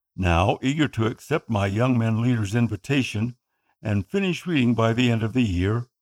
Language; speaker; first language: English; non-native, local second language; Filipino